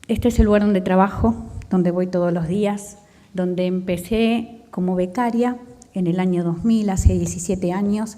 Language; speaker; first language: Spanish; native; Spanish